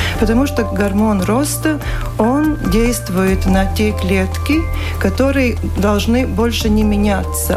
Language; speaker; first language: Russian; non-native, local second language; Latvian